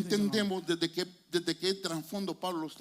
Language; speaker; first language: Spanish; native; Spanish